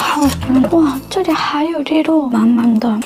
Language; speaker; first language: Chinese; non-native, learner; Korean